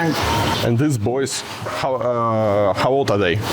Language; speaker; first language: English; non-native, learner; Russian